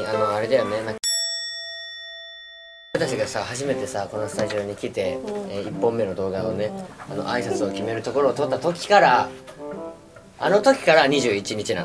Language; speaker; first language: Japanese; native; Japanese